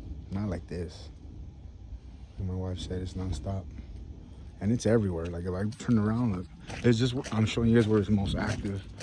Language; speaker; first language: English; early bilingual, other home language; Spanish